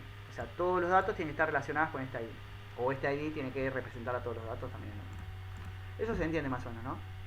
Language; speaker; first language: Spanish; native; Spanish